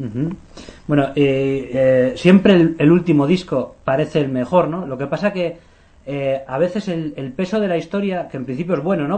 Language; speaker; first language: Spanish; native; Spanish